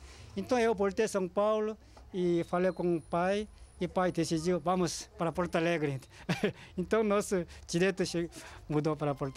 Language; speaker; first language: Portuguese; non-native, learner; Korean